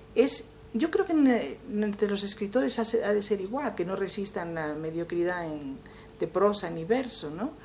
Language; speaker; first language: Spanish; native; Spanish